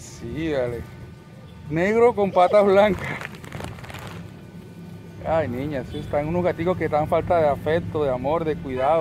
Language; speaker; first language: Spanish; native; Spanish